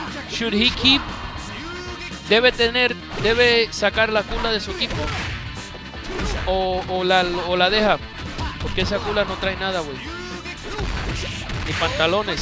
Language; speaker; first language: Spanish; early bilingual, heritage; Spanish